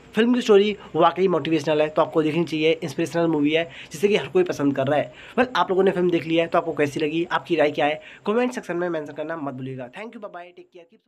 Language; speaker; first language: Hindi; native; Hindi